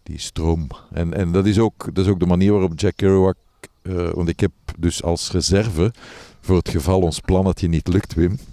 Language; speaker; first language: Dutch; native; Dutch